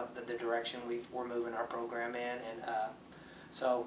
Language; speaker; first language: English; native; English